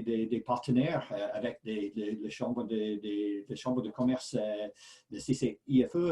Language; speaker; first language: French; non-native, fluent; English